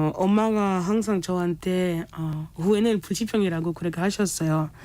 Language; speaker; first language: Korean; non-native, fluent; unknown